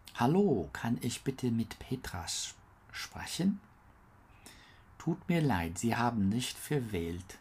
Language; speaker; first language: German; non-native, learner; English